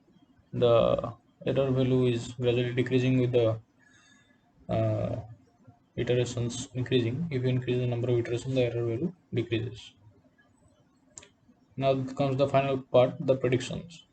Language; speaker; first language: English; non-native, local second language; Odia